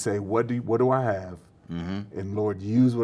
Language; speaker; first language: English; native; English